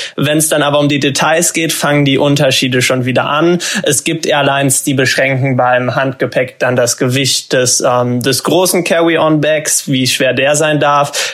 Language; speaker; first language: German; native; German